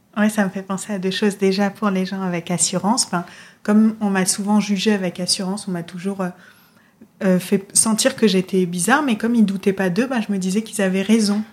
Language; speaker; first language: French; native; French